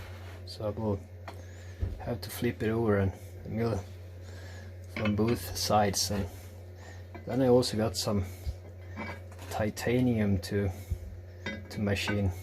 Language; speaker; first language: English; non-native, fluent; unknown